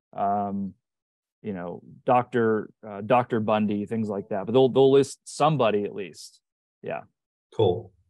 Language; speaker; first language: English; native; English